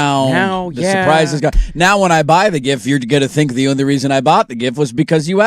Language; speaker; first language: English; native; English